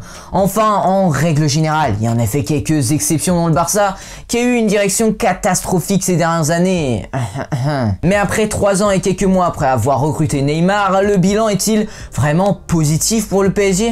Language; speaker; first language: French; native; French